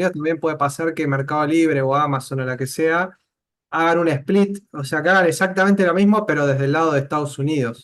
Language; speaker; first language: Spanish; native; Spanish